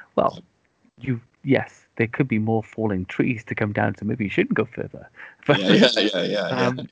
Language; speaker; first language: English; native; English